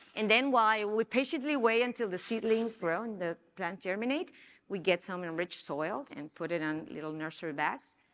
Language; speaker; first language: English; non-native, fluent; Spanish